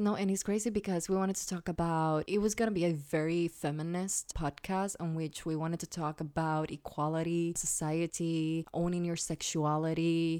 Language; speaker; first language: English; non-native, fluent; Spanish